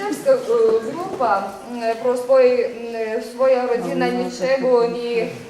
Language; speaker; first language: Polish; non-native, learner; Lithuanian